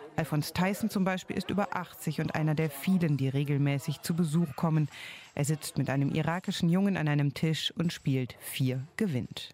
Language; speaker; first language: German; native; German